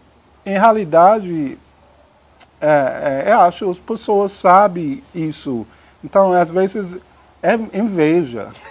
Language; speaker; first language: Portuguese; non-native, learner; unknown